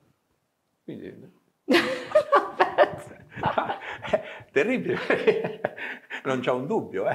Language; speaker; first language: Italian; native; Italian